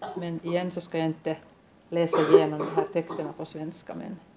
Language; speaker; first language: Swedish; non-native, local second language; Finnish